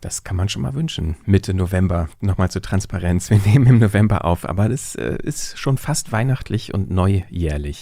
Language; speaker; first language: German; native; German